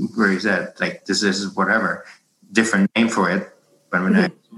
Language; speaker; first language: English; non-native, fluent; German